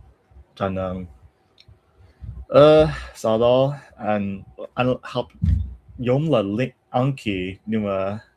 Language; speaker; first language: Vietnamese; non-native, learner; English